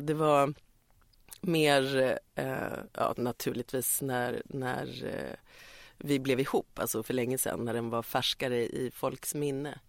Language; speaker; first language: Swedish; native; Swedish